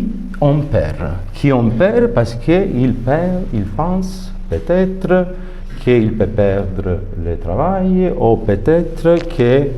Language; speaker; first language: French; non-native, fluent; Italian